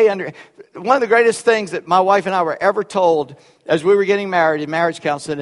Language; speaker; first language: English; early bilingual, other home language; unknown